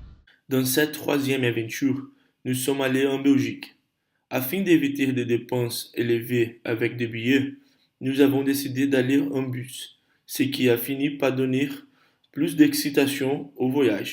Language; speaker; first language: French; non-native, learner; Portuguese